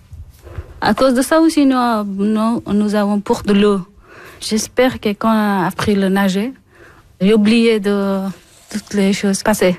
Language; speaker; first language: French; non-native, learner; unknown